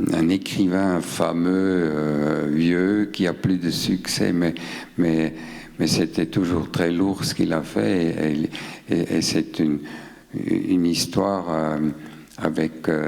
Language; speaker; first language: French; non-native, local second language; German